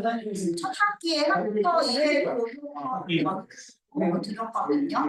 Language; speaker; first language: Korean; non-native, fluent; Vietnamese